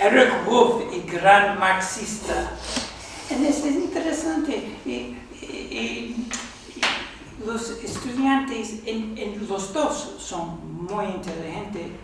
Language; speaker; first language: Spanish; non-native, fluent; English